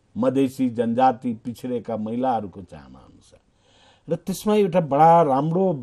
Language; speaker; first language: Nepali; non-native, local second language; Maithili